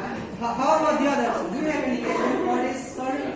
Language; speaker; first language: English; non-native, local second language; Indonesian